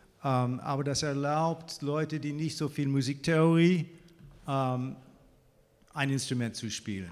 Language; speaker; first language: German; non-native, fluent; English